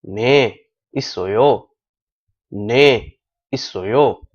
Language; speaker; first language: Korean; non-native, learner; Urdu